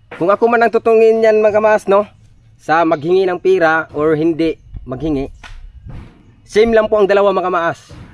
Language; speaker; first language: Filipino; non-native, local second language; Cebuano